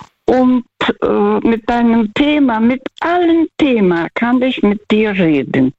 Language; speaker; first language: German; non-native, fluent; Russian